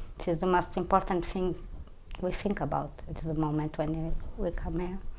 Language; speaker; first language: English; non-native, learner; Portuguese